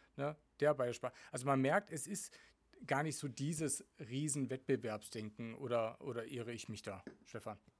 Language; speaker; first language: German; native; German